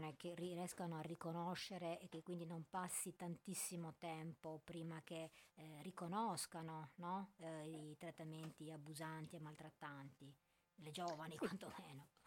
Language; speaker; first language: Italian; native; Italian